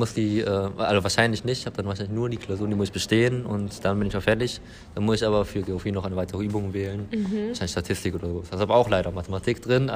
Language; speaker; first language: German; native; German